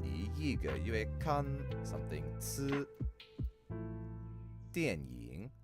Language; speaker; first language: Chinese; non-native, learner; English